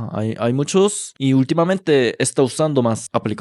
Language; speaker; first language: Spanish; non-native, learner; Korean